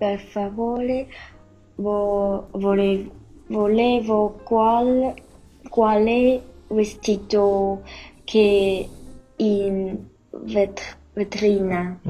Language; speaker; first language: Italian; non-native, learner; Chinese